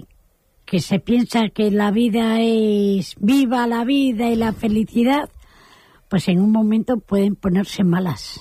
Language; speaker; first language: Spanish; native; Spanish